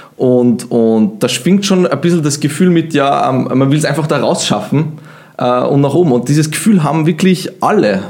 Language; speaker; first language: German; early bilingual, other home language; Bosnian